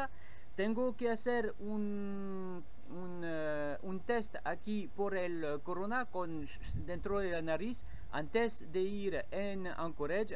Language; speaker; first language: Spanish; non-native, learner; French